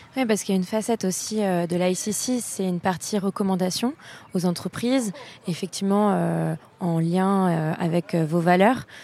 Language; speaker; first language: French; native; French